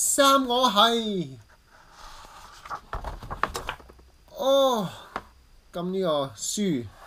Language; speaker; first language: Cantonese; early bilingual, heritage; English